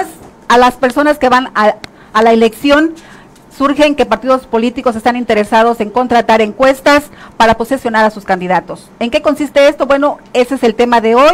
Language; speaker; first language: Spanish; native; Spanish